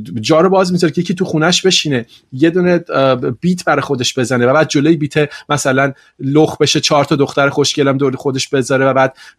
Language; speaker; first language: Persian; non-native, local second language; Kurdish